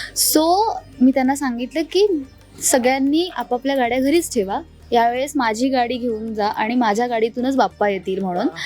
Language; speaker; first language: Marathi; native; Marathi